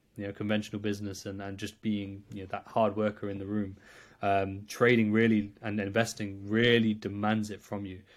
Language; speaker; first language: English; native; English